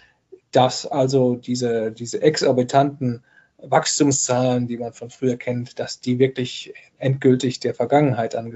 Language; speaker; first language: German; native; German